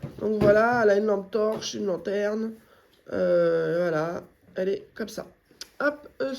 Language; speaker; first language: French; native; French